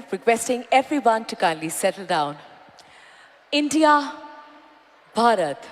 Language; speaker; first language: English; non-native, local second language; Hindi